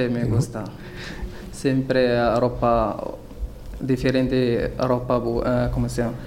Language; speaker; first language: Spanish; non-native, learner; Berber languages